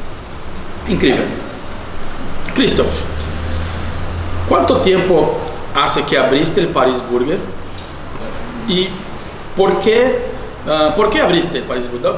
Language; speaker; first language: Spanish; non-native, learner; Portuguese